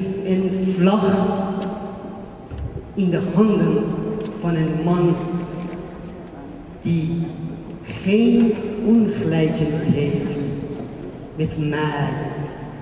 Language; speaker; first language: Dutch; non-native, fluent; Persian